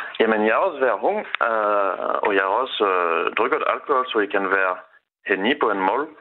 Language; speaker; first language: Danish; non-native, learner; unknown